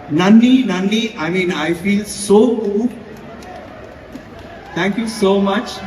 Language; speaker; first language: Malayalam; non-native, learner; Tamil